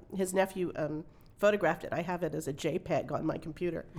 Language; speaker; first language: English; native; English